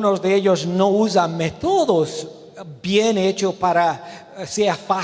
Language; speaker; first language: Spanish; non-native, learner; Romanian